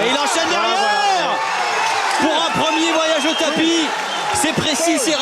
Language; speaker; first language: French; native; French